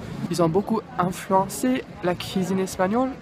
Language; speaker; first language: French; non-native, fluent; English